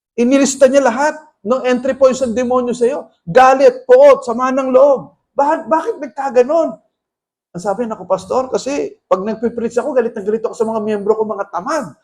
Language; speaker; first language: Filipino; native; Filipino